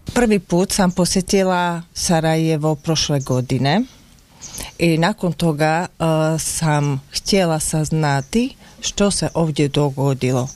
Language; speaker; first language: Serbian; non-native, learner; Slovak